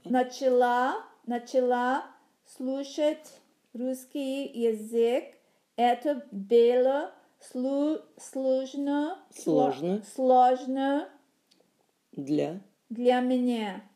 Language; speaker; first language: Russian; non-native, learner; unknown